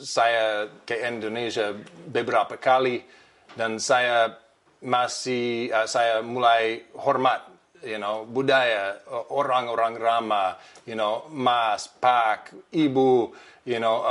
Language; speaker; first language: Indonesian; non-native, learner; English